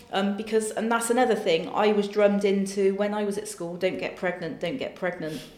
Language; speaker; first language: English; native; English